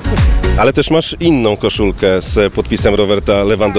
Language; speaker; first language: Polish; native; Polish